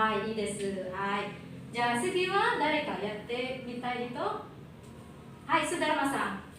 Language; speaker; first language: Japanese; non-native, fluent; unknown